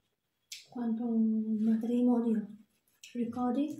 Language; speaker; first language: Italian; non-native, learner; Vietnamese